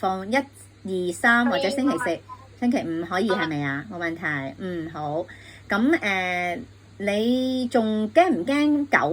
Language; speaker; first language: Cantonese; native; Cantonese